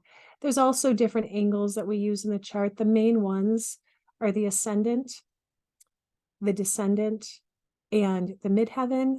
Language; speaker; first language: English; native; English